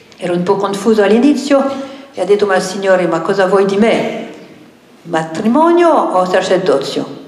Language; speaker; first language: Italian; non-native, fluent; French